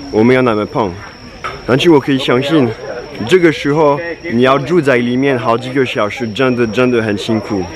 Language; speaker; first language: Chinese; non-native, fluent; French